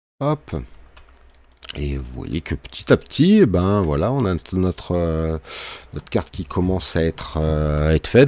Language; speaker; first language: French; native; French